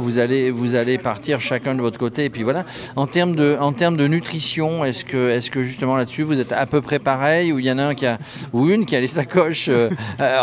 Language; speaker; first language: French; native; French